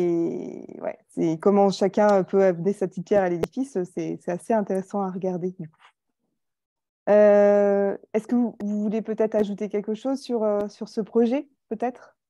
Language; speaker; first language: French; native; French